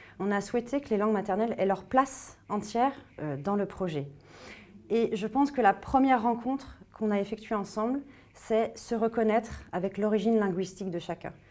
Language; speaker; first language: French; native; French